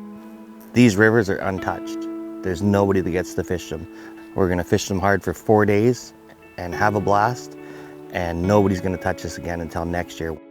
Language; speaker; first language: English; native; English